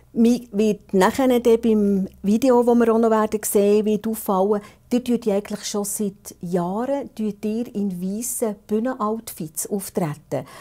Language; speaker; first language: German; native; German